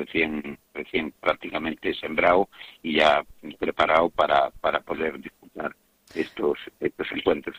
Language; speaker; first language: Spanish; native; Spanish